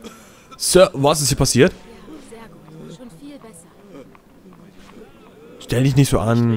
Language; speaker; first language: German; native; German